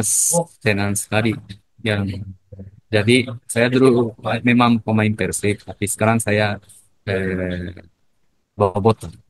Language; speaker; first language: Indonesian; non-native, learner; Japanese